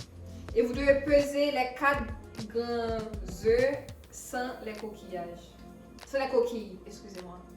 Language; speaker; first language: French; non-native, fluent; English